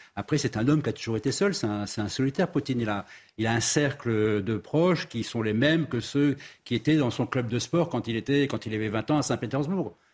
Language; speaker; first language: French; native; French